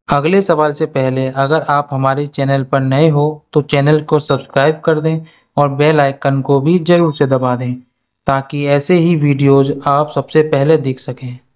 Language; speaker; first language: Hindi; native; Hindi